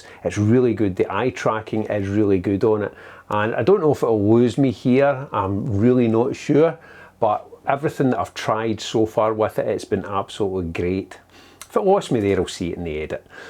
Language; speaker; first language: English; native; English